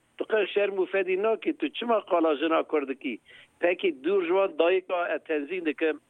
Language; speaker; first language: Kurdish; native; Kurdish